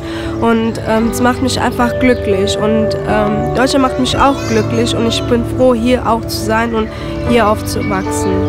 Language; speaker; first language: German; early bilingual, other home language; Greek